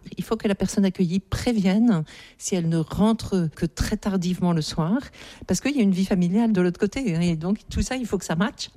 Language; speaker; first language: French; native; French